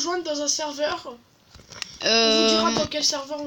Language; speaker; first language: French; native; French